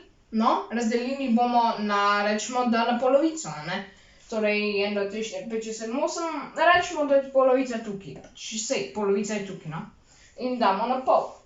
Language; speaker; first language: Slovenian; native; Slovenian